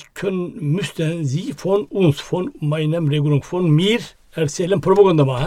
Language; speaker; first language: German; non-native, learner; Turkish